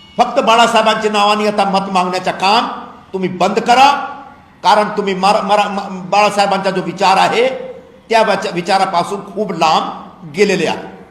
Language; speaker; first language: Marathi; non-native, local second language; Hindi